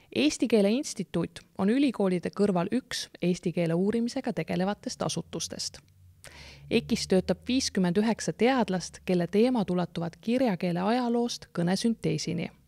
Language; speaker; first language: Estonian; native; Estonian